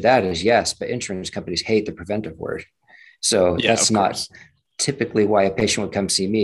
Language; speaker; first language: English; native; English